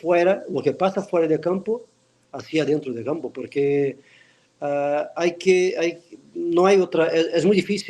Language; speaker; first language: Spanish; non-native, fluent; Portuguese